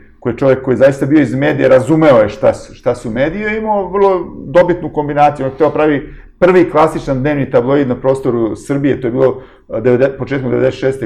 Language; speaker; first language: Serbian; native; Serbian